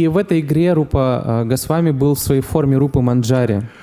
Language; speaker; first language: Russian; native; Russian